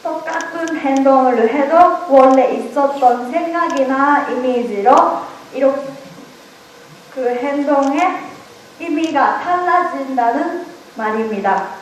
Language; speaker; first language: Korean; non-native, learner; Japanese